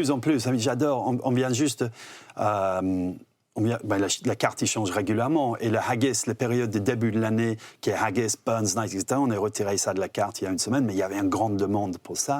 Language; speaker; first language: French; non-native, fluent; English